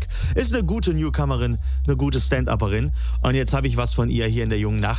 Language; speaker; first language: German; native; German